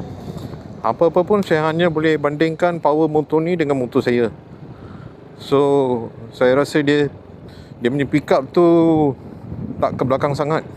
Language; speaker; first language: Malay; non-native, local second language; Tamil